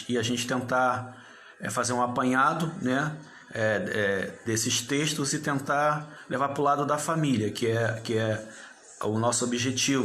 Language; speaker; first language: Portuguese; native; Portuguese